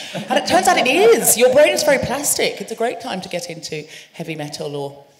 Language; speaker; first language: English; native; English